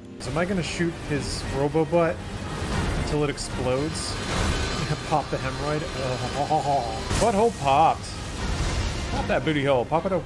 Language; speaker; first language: English; native; English